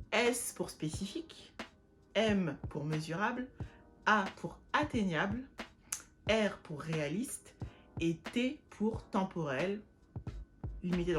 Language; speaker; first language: French; native; French